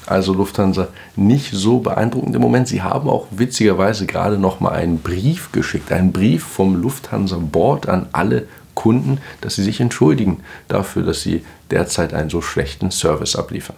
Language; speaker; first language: German; native; German